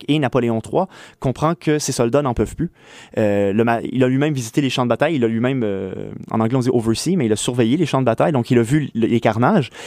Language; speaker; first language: French; native; French